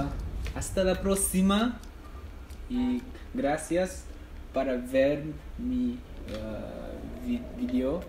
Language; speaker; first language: Spanish; non-native, learner; English